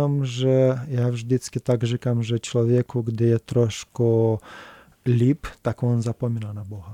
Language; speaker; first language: Czech; non-native, learner; Romanian